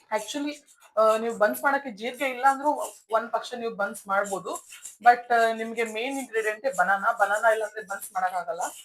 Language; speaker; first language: Kannada; native; Kannada